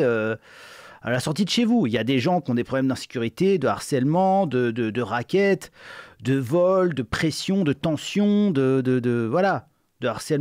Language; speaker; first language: French; native; French